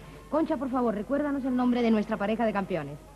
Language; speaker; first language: Spanish; native; Spanish